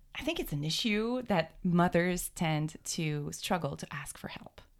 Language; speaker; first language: English; native; English